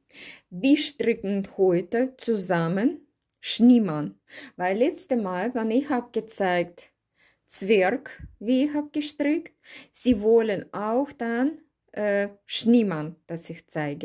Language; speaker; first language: German; non-native, learner; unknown